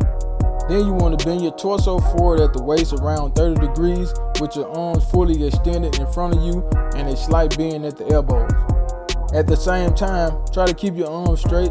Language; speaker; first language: English; native; English